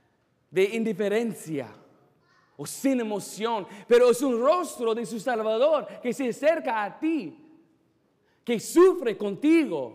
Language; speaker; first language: Spanish; non-native, fluent; English